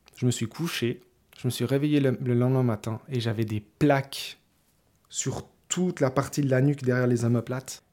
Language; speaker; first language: French; early bilingual, other home language; Spanish